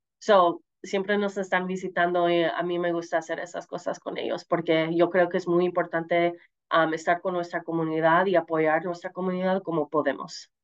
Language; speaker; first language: Spanish; early bilingual, heritage; Spanish